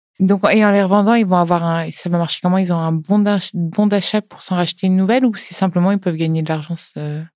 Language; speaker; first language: French; native; French